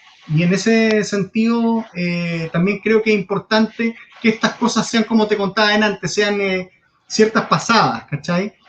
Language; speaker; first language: Spanish; native; Spanish